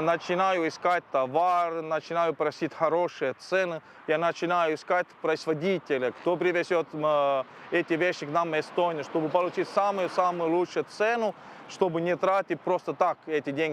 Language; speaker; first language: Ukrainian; non-native, learner; Russian